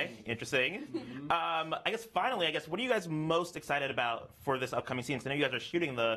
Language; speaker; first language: English; native; English